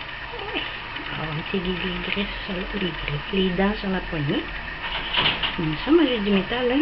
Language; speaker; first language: French; native; French